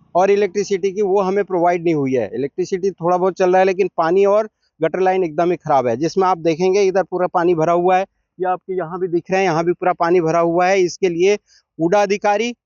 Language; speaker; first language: Hindi; native; Hindi